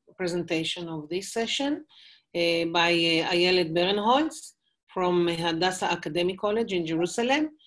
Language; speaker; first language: English; non-native, fluent; Hebrew